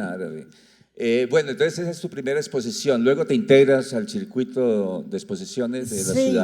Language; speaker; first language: Spanish; native; Spanish